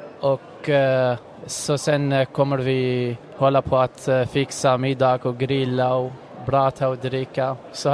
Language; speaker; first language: Swedish; non-native, fluent; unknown